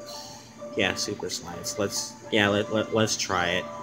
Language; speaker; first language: English; native; English